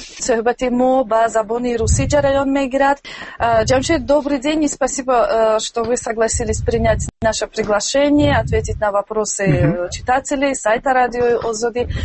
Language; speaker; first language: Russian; non-native, local second language; Tajik